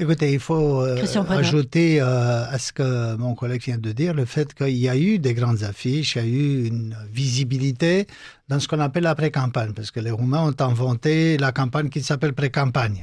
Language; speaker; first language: French; non-native, fluent; Romanian